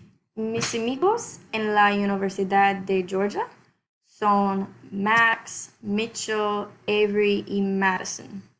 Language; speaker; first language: Spanish; non-native, learner; English